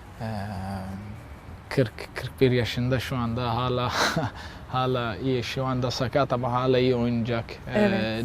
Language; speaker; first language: Turkish; non-native, learner; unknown